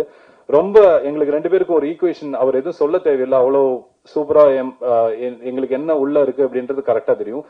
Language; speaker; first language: Tamil; native; Tamil